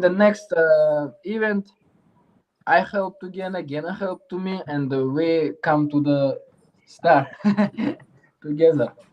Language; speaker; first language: English; non-native, learner; Uzbek